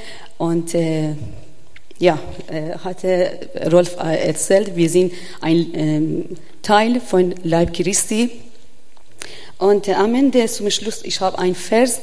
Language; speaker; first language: German; non-native, learner; Persian